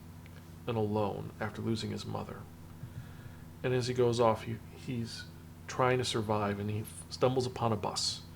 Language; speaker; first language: English; native; English